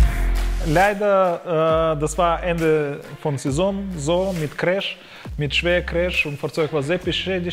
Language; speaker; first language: German; non-native, learner; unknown